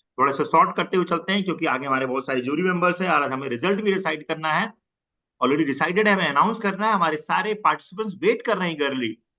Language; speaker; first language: Hindi; native; Hindi